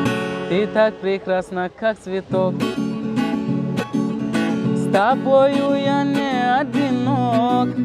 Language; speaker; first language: Russian; non-native, local second language; Tajik